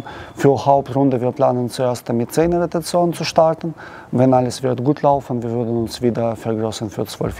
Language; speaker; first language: German; non-native, learner; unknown